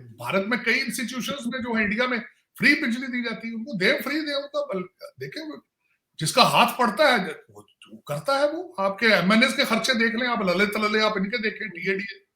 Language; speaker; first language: Urdu; non-native, local second language; Punjabi